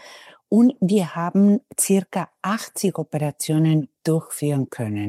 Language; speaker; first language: German; non-native, fluent; Spanish